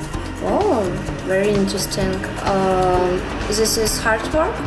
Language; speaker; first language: English; non-native, learner; Russian